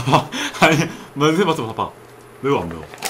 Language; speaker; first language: Korean; native; Korean